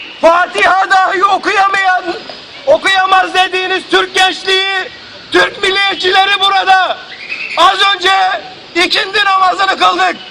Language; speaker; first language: Turkish; native; Turkish